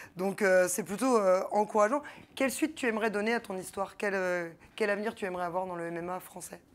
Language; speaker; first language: French; native; French